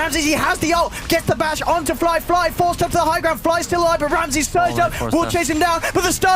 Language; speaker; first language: English; native; English